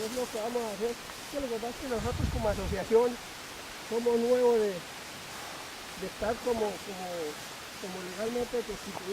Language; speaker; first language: Spanish; native; Spanish